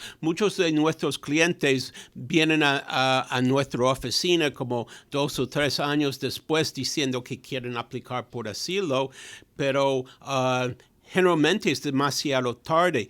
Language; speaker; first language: Spanish; non-native, fluent; English